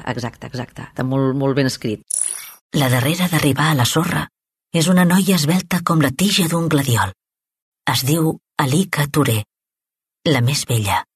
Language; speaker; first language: Catalan; native; Catalan